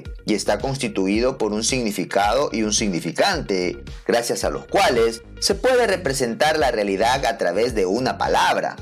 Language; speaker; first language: Spanish; native; Spanish